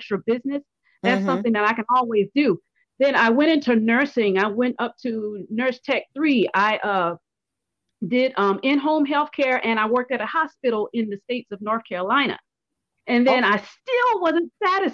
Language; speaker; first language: English; native; English